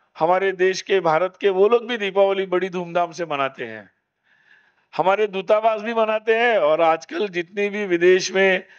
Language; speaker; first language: Hindi; non-native, local second language; Marathi